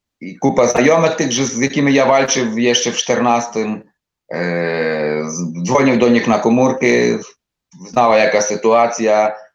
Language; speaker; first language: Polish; non-native, learner; Ukrainian